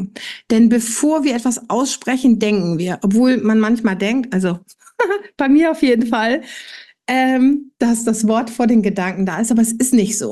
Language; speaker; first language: German; native; German